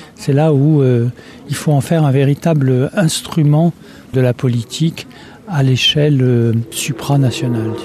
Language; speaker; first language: French; native; French